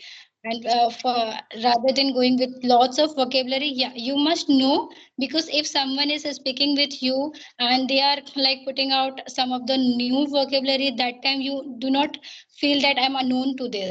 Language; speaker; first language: English; non-native, learner; Hindi